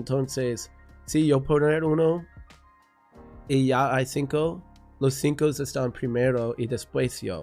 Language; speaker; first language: Spanish; non-native, learner; English